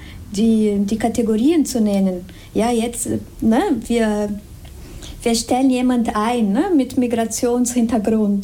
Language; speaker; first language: German; non-native, fluent; Spanish